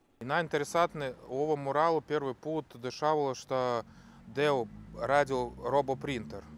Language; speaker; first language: Serbian; non-native, learner; Russian